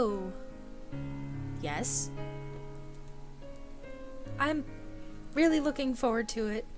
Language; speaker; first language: English; native; English